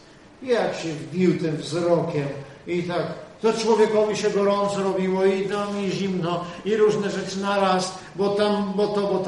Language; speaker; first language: Polish; native; Polish